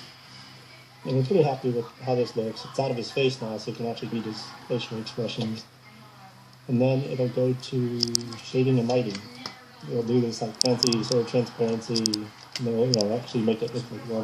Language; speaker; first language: English; native; English